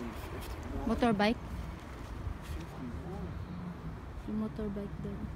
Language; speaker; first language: English; non-native, local second language; Cebuano